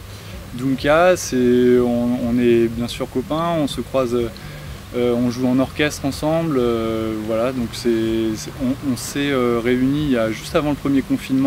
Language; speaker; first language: French; native; French